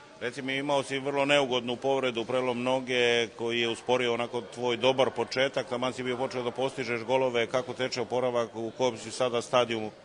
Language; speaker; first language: Serbian; native; Serbian